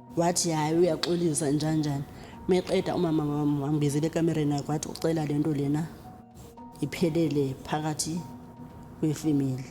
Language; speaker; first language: Zulu; non-native, local second language; Xhosa